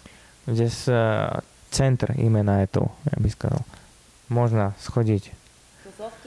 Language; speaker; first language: Russian; non-native, fluent; Slovak